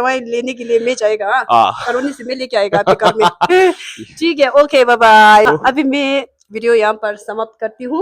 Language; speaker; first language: Hindi; non-native, local second language; Tibetan